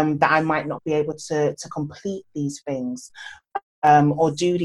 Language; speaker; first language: English; native; English